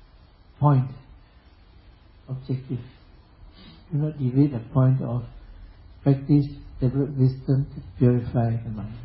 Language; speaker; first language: English; non-native, local second language; Chinese